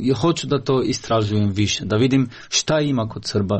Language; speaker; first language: Croatian; non-native, fluent; Albanian